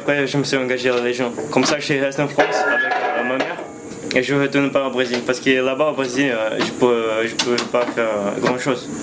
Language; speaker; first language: French; non-native, fluent; Portuguese